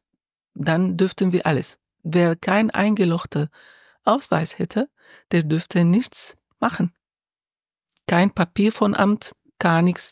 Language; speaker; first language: German; non-native, learner; Arabic